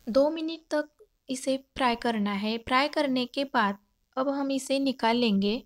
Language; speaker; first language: Hindi; non-native, local second language; Marathi